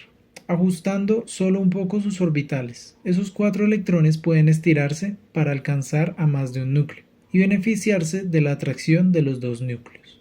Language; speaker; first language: Spanish; native; Spanish